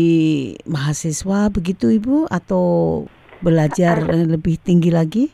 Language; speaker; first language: Indonesian; native; Indonesian